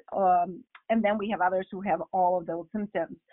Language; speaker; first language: English; non-native, fluent; Spanish